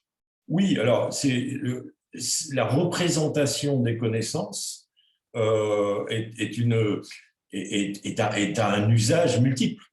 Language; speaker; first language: French; native; French